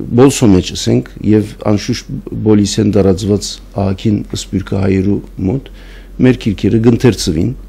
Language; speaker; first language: Armenian; native; Armenian